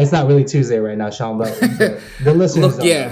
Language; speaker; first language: English; native; English